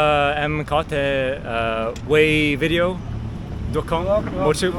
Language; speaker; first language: Vietnamese; non-native, learner; English